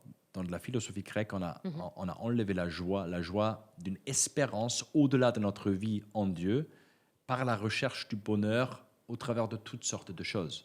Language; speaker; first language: French; native; French